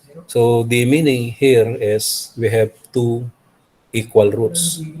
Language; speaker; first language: English; non-native, local second language; Filipino